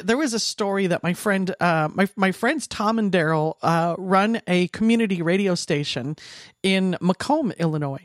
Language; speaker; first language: English; native; English